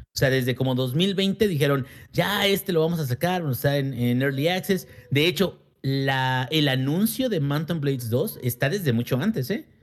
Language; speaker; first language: Spanish; native; Spanish